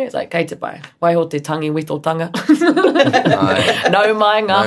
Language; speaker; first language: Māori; non-native, learner; English